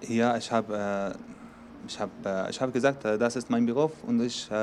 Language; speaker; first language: German; non-native, learner; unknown